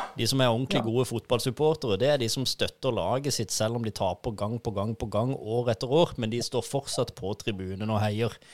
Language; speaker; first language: Norwegian; native; Norwegian